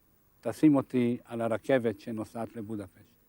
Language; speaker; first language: Hebrew; non-native, fluent; Hungarian